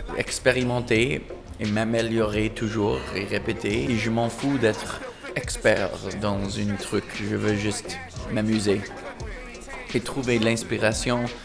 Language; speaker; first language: French; non-native, local second language; English